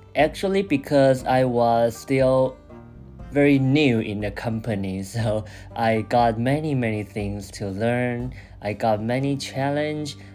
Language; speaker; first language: English; non-native, fluent; Chinese